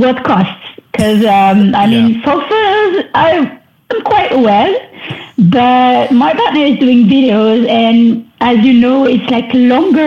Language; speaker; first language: English; non-native, fluent; French